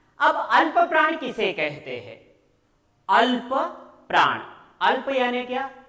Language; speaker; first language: Hindi; non-native, local second language; Marathi